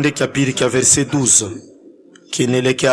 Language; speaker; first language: Swahili; native; Swahili